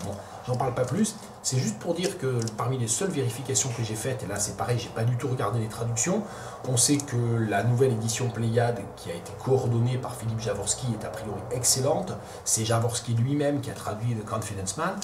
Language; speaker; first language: French; native; French